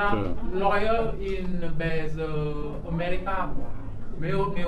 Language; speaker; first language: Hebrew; non-native, learner; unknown